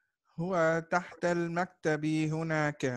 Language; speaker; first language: Arabic; non-native, learner; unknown